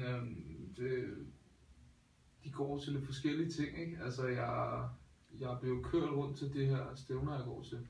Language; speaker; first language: Danish; native; Danish